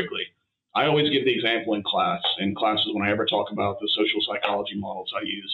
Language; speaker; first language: English; native; English